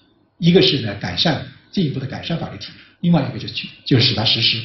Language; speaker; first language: Chinese; native; Chinese